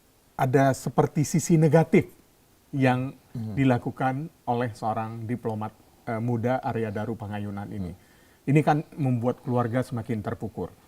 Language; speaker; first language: Indonesian; native; Indonesian